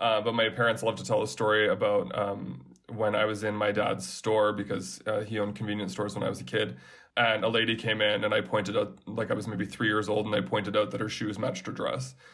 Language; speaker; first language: English; native; English